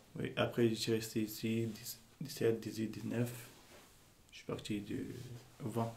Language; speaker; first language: French; non-native, learner; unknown